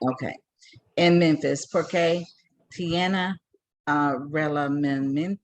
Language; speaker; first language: Spanish; non-native, learner; English